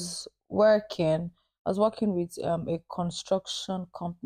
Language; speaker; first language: English; non-native, local second language; Yoruba